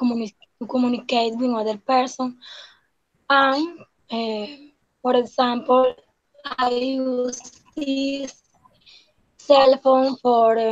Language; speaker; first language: English; non-native, learner; Spanish